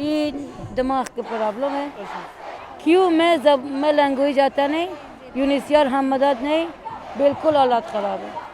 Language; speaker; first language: Hindi; non-native, learner; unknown